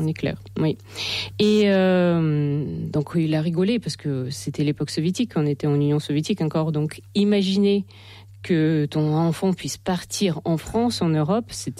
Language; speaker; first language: French; non-native, fluent; Russian